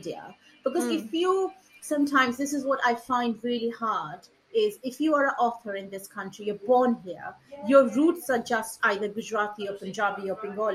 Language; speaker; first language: English; non-native, local second language; Punjabi